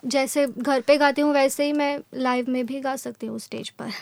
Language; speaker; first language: Hindi; non-native, local second language; Gujarati